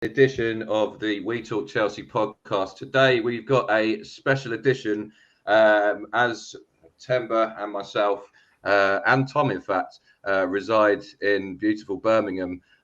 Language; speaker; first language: English; native; English